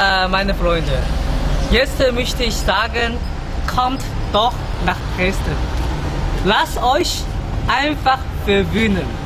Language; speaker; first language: German; non-native, learner; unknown